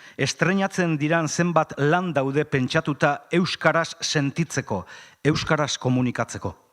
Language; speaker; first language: Basque; native; Basque